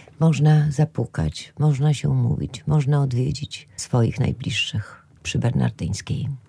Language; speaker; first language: Polish; native; Polish